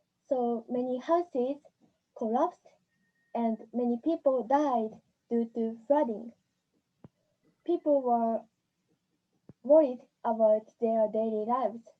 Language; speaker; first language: English; non-native, learner; Japanese